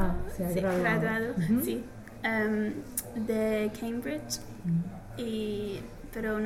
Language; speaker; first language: Spanish; non-native, learner; English